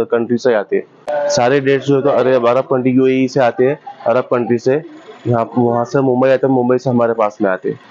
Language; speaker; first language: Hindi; non-native, local second language; Urdu